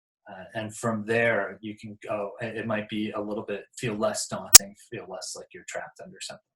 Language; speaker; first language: English; native; English